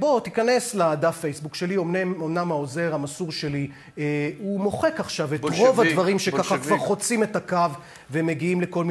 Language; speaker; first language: Hebrew; native; Hebrew